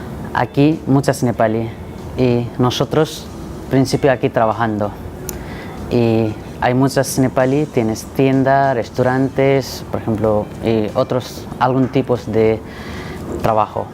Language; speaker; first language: Spanish; non-native, learner; Nepali